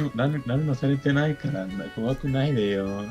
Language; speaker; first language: Japanese; non-native, fluent; Spanish